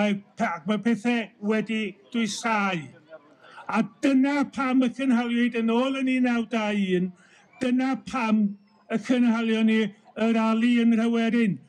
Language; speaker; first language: Welsh; native; Welsh